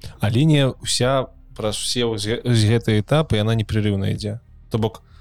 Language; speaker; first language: Belarusian; native; Belarusian